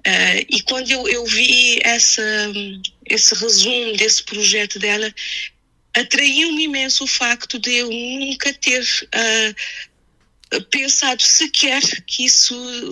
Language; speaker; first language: Portuguese; non-native, local second language; Kabuverdianu